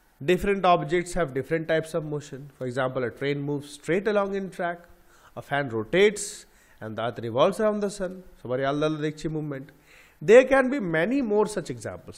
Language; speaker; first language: English; non-native, local second language; Bangla